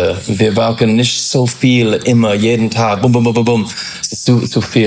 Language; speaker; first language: German; non-native, fluent; English